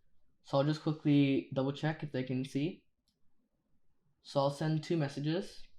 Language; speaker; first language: English; native; English